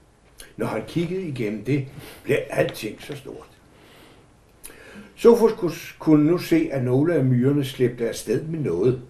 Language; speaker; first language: Danish; native; Danish